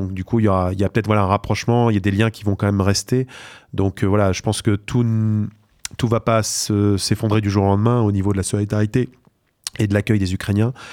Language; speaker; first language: French; native; French